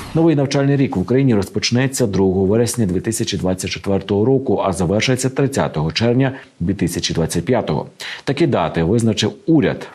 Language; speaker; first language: Ukrainian; native; Ukrainian